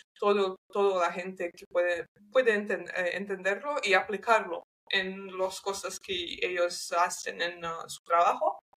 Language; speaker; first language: Spanish; non-native, learner; English